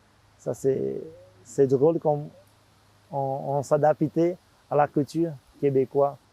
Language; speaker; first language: French; non-native, fluent; Portuguese